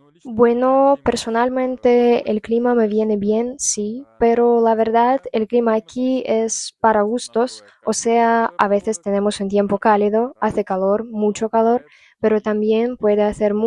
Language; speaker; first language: Spanish; non-native, fluent; Russian